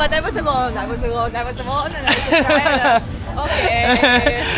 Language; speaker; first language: English; non-native, learner; Russian